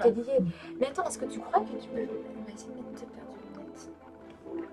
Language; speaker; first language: French; native; French